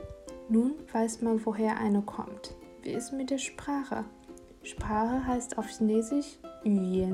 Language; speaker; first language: German; non-native, fluent; Chinese